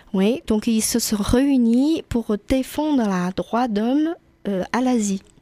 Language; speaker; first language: French; non-native, fluent; Chinese